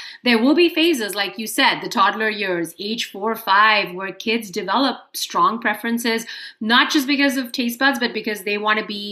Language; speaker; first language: English; non-native, local second language; Hindi